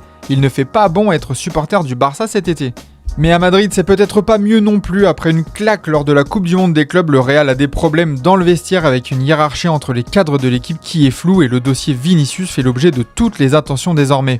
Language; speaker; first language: French; native; French